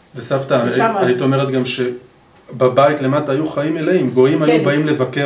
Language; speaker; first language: Hebrew; native; Hebrew